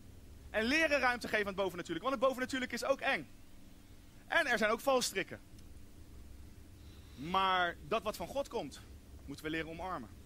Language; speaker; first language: Dutch; native; Dutch